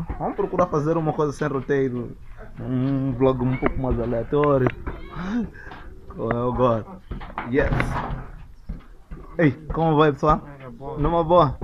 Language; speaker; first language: Portuguese; non-native, local second language; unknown